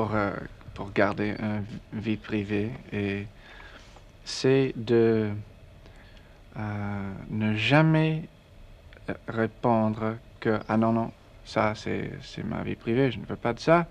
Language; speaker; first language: French; non-native, learner; English